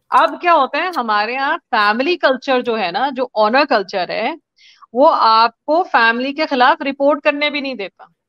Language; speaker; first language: Hindi; native; Hindi